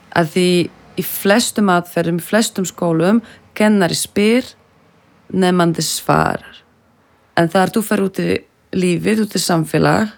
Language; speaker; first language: Icelandic; non-native, fluent; French